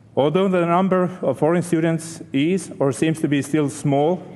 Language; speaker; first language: English; non-native, fluent; Estonian